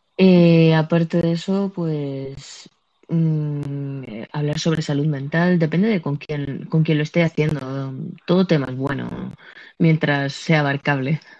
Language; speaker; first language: Spanish; native; Spanish